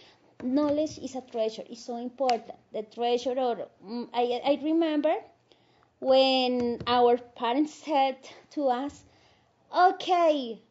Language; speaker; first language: English; non-native, fluent; Spanish